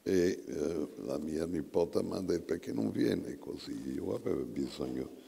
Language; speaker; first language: Italian; non-native, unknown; Portuguese